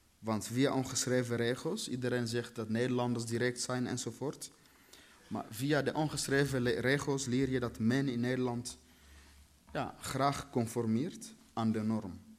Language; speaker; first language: Dutch; early bilingual, other home language; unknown